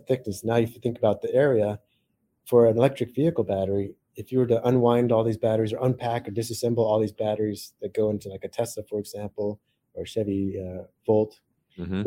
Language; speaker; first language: English; native; English